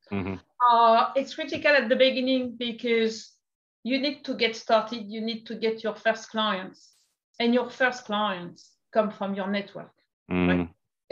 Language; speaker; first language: English; non-native, fluent; French